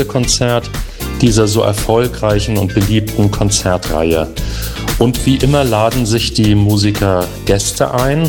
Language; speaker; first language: German; native; German